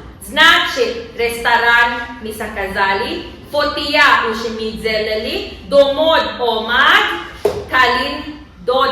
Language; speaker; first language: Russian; non-native, learner; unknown